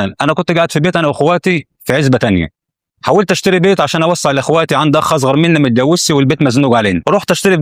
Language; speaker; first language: Arabic; native; Arabic